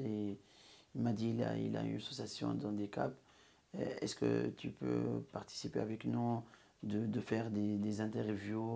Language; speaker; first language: French; non-native, local second language; Arabic